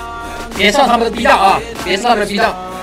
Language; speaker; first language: Chinese; native; Chinese